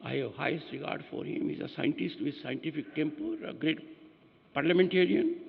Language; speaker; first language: English; non-native, local second language; Hindi